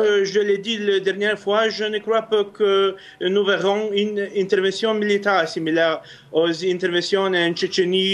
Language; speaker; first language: French; non-native, fluent; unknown